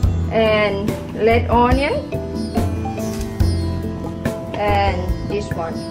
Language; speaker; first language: English; non-native, learner; Thai